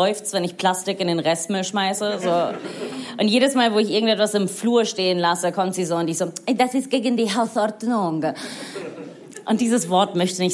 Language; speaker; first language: German; non-native, fluent; Italian